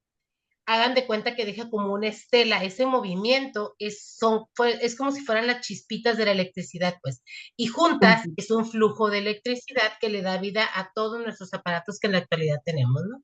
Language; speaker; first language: Spanish; native; Spanish